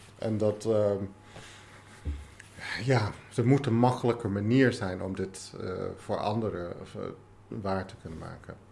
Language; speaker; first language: Dutch; non-native, fluent; English